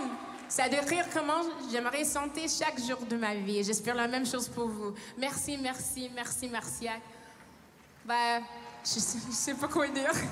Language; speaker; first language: French; non-native, fluent; English